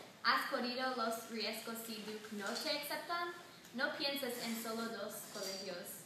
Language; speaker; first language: Spanish; non-native, learner; English